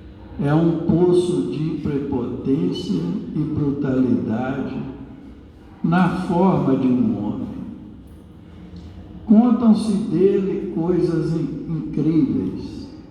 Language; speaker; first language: Portuguese; native; Portuguese